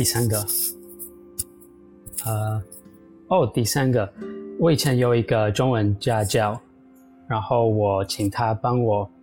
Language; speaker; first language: Chinese; non-native, fluent; English